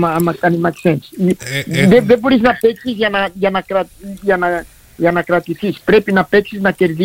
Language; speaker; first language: Greek; early bilingual, heritage; Greek